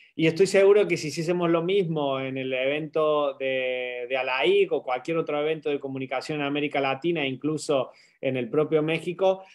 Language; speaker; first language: Spanish; native; Spanish